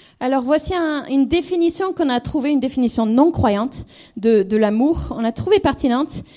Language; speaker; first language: French; non-native, fluent; English